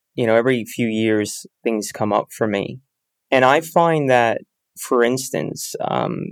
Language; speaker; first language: English; native; English